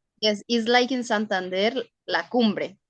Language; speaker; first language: English; non-native, learner; Spanish